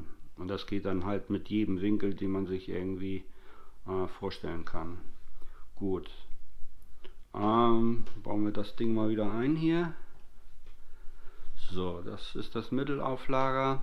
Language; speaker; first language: German; native; German